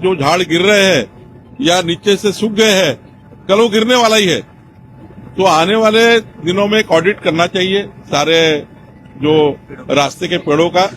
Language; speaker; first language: Hindi; non-native, local second language; Marathi